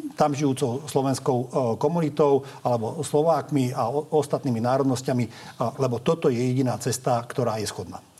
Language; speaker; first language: Slovak; non-native, local second language; Hungarian